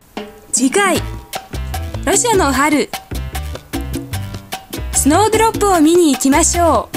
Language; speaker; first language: Japanese; non-native, fluent; Russian